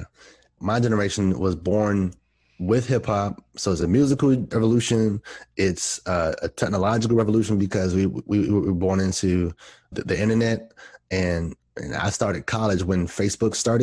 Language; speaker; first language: English; native; English